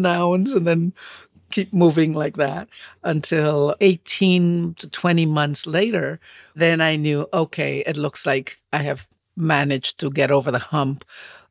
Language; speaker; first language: English; non-native, fluent; Spanish